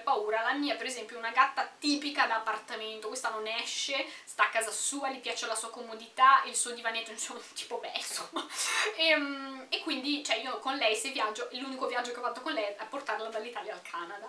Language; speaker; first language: Italian; native; Italian